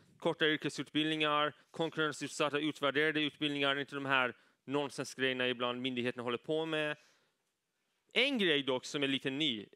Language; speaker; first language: Swedish; early bilingual, other home language; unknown